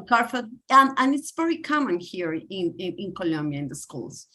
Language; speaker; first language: English; non-native, learner; Spanish